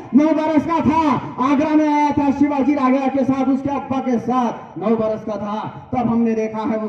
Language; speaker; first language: Hindi; non-native, local second language; Marathi